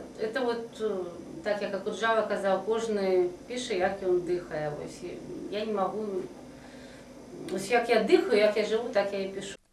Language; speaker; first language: Belarusian; non-native, local second language; Russian